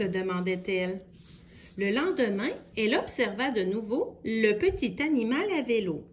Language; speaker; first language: French; native; French